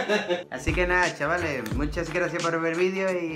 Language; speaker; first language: Spanish; native; Spanish